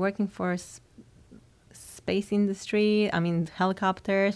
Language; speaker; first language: English; non-native, fluent; Polish